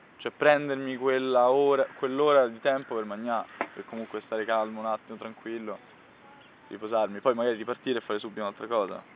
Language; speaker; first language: Italian; native; Italian